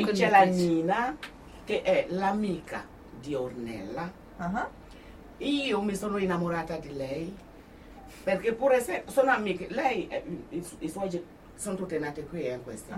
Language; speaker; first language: Italian; non-native, fluent; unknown